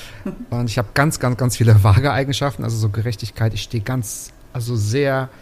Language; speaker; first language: German; native; German